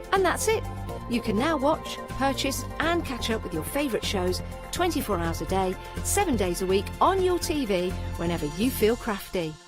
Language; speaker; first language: English; native; English